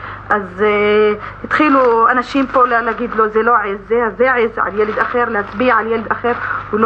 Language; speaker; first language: Hebrew; non-native, local second language; Arabic